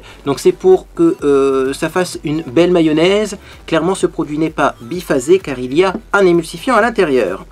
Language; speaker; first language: French; native; French